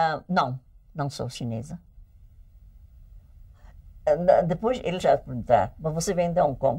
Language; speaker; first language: Portuguese; early bilingual, heritage; English